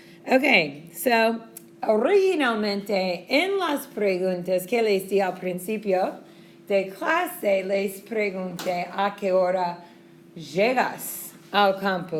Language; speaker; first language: Spanish; non-native, fluent; English